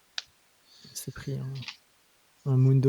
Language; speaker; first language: French; native; French